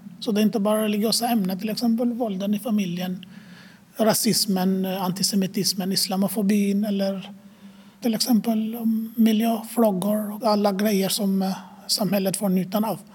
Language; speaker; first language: Swedish; non-native, fluent; Arabic